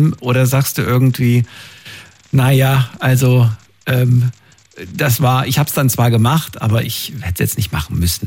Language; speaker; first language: German; native; German